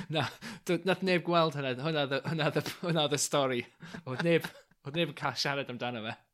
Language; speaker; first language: Welsh; non-native, local second language; English